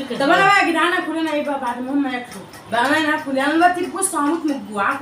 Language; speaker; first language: Arabic; native; Arabic